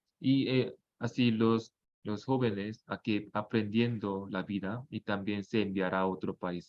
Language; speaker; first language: Spanish; non-native, fluent; Korean